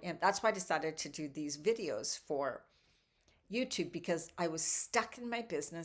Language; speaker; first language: English; native; English